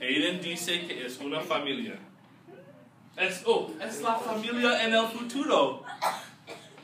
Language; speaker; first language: Spanish; non-native, fluent; English